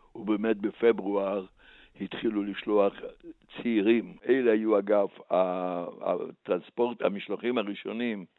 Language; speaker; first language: Hebrew; non-native, fluent; Slovak